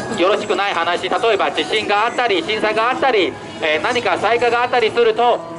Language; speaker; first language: Japanese; non-native, fluent; Chinese